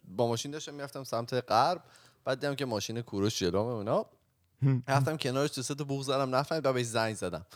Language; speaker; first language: Persian; native; Persian